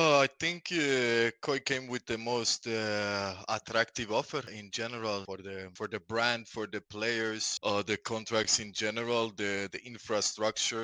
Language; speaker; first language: English; non-native, fluent; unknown